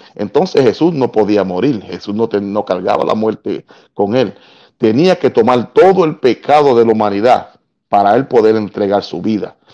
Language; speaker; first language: Spanish; native; Spanish